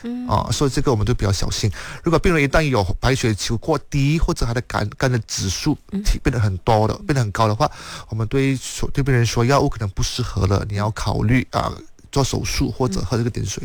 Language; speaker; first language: Chinese; native; Chinese